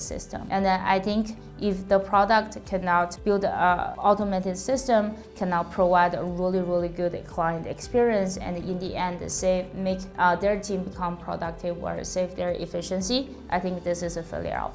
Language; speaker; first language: English; non-native, fluent; Chinese